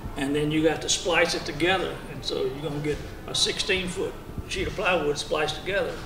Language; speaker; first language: English; native; English